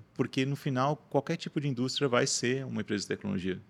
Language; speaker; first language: Portuguese; native; Portuguese